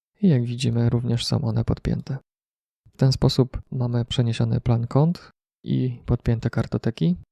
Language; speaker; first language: Polish; native; Polish